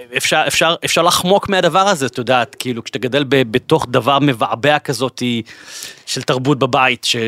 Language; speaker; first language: Hebrew; native; Hebrew